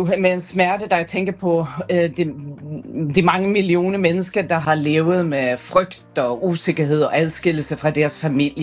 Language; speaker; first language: Danish; non-native, fluent; Persian